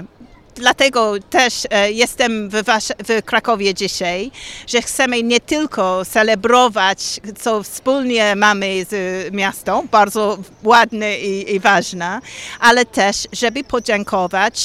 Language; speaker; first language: Polish; non-native, learner; English